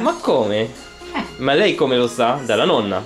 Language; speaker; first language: Italian; non-native, learner; English